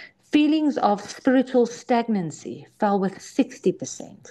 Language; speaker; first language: English; non-native, local second language; Afrikaans